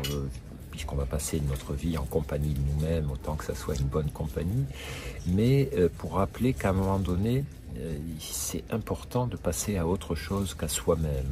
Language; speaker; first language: French; native; French